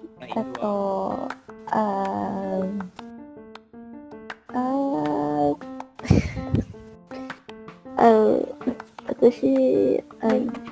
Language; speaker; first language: Japanese; non-native, learner; Malay